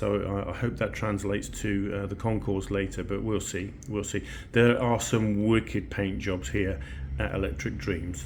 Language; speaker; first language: English; native; English